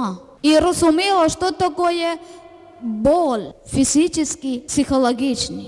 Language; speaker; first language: Ukrainian; non-native, learner; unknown